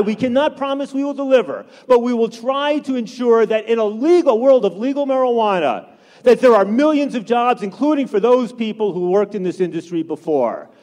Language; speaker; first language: English; native; English